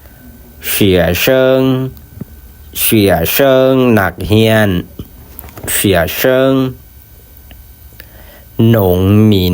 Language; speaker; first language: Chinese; non-native, fluent; Lao